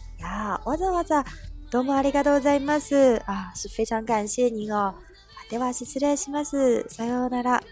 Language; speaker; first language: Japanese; non-native, fluent; Chinese